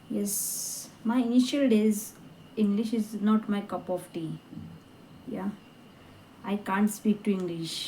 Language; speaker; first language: English; non-native, learner; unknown